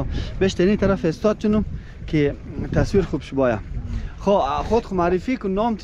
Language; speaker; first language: Persian; native; Persian